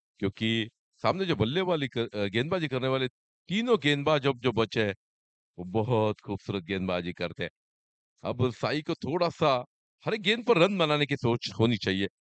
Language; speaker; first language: Hindi; non-native, local second language; Marathi